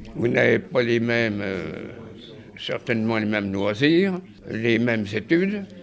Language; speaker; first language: French; native; French